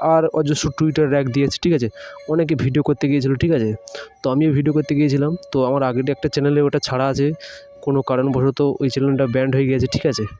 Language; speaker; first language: Bangla; non-native, local second language; Hindi